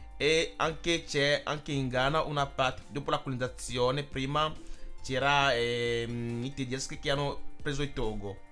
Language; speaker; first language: Italian; non-native, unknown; Ewe